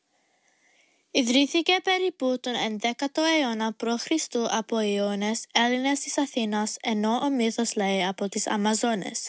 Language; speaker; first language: Greek; early bilingual, heritage; Greek